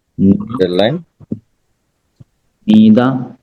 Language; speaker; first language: Chinese; non-native, learner; Bangla